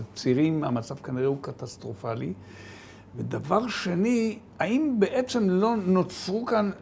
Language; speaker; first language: Hebrew; native; Hebrew